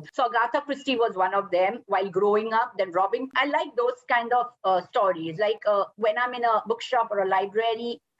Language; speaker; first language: English; non-native, local second language; Gujarati